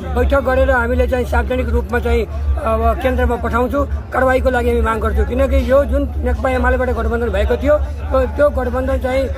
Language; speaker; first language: Nepali; non-native, local second language; Bhojpuri